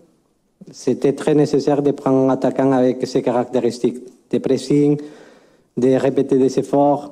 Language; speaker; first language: French; non-native, fluent; Spanish